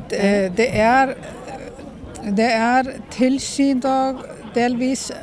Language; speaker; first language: Swedish; non-native, fluent; Icelandic